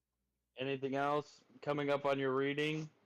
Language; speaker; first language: English; native; English